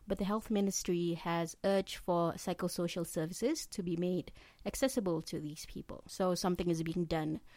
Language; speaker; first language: English; non-native, local second language; Malay